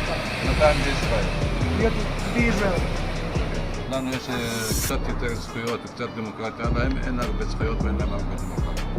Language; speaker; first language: Hebrew; non-native, local second language; Arabic